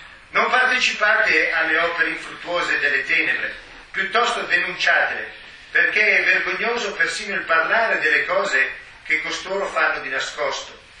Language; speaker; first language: Italian; native; Italian